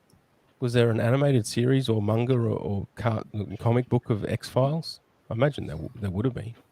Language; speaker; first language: English; native; English